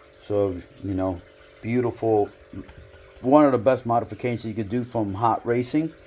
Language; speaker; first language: English; native; English